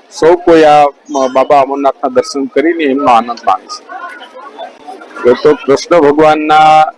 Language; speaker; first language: Gujarati; native; Gujarati